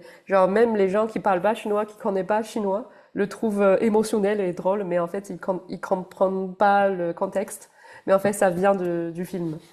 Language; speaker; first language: French; non-native, fluent; Chinese